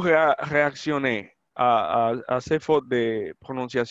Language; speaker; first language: French; non-native, fluent; Spanish